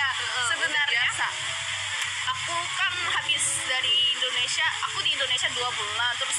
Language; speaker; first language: Indonesian; non-native, fluent; Korean